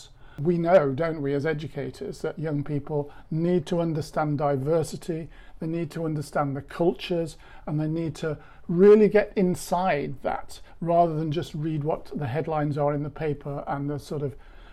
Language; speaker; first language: English; native; English